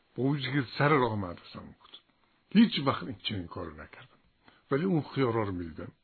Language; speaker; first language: Persian; native; Persian